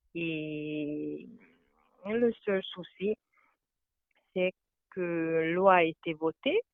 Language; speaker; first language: French; non-native, fluent; Hungarian